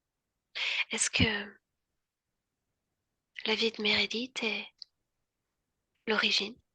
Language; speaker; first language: French; native; French